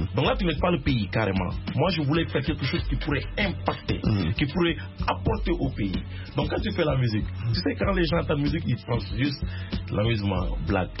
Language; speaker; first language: French; non-native, local second language; Wolof